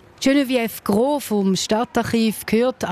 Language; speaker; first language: German; native; German